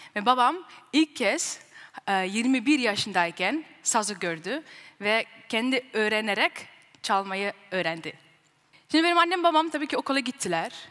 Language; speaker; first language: Turkish; early bilingual, heritage; Turkish